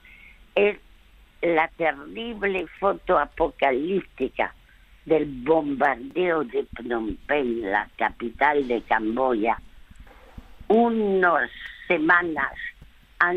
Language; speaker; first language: Spanish; early bilingual, other home language; French